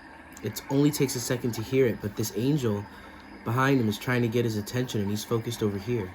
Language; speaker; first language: English; native; English